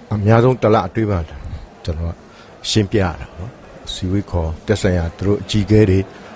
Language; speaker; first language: Burmese; non-native, local second language; Pa'o Karen